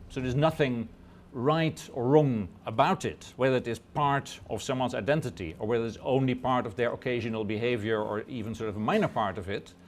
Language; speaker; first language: English; non-native, fluent; Dutch